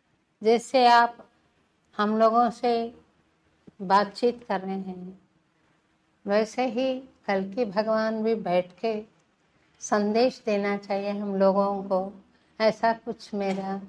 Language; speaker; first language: Hindi; non-native, local second language; Telugu